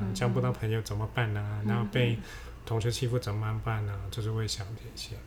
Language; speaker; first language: Chinese; non-native, fluent; Cantonese